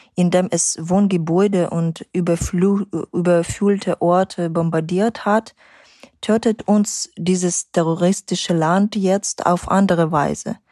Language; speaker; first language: German; non-native, fluent; Ukrainian